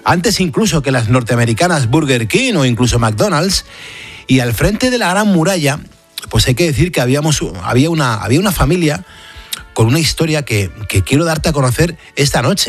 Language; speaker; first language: Spanish; native; Spanish